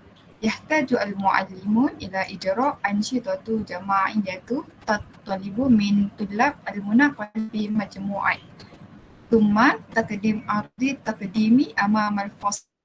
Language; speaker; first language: Arabic; non-native, learner; Malay